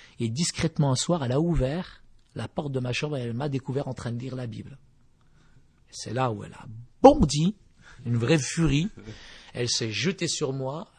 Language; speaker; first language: French; early bilingual, other home language; Berber languages